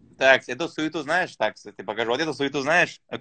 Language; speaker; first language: Russian; native; Russian